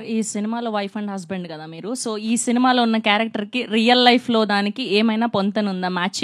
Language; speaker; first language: Telugu; native; Telugu